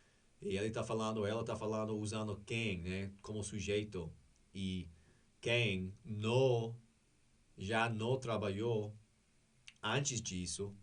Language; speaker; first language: Portuguese; non-native, fluent; English